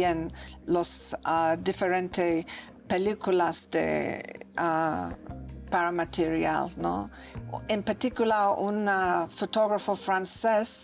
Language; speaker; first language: Spanish; non-native, learner; English